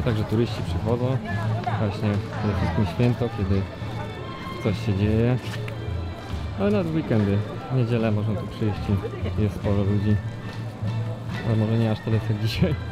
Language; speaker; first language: Polish; native; Polish